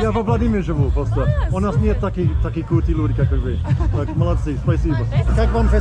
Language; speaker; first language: Russian; non-native, learner; English